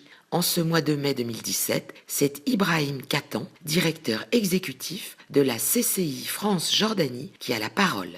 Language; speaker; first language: French; native; French